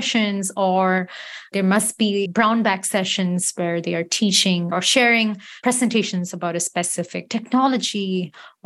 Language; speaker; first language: English; non-native, local second language; Tamil